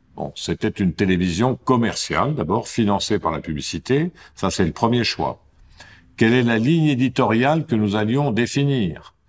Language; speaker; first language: French; native; French